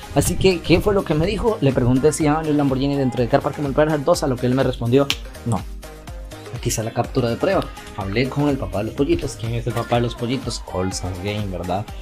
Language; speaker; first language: Spanish; native; Spanish